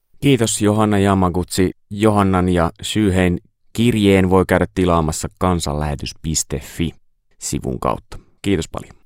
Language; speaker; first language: Finnish; native; Finnish